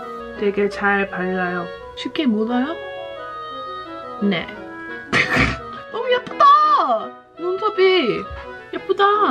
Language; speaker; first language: Korean; non-native, learner; English